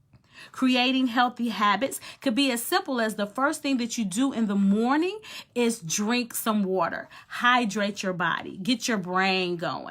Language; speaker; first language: English; native; English